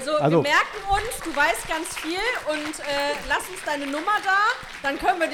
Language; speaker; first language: German; native; German